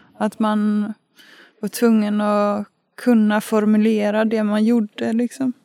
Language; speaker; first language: Swedish; early bilingual, other home language; Finnish